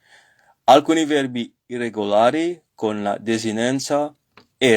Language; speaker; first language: Italian; non-native, learner; French